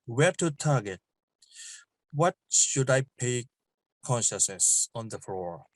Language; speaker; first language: English; non-native, learner; Japanese